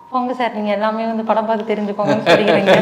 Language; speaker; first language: Tamil; native; Tamil